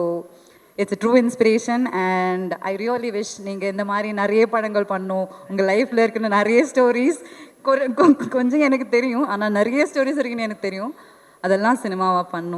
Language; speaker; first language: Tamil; non-native, fluent; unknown